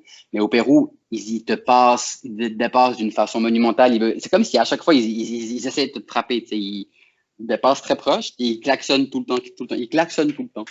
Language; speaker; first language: French; native; French